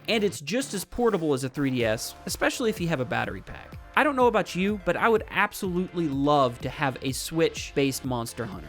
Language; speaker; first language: English; native; English